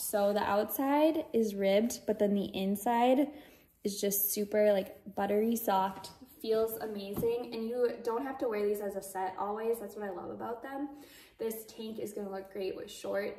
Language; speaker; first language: English; native; English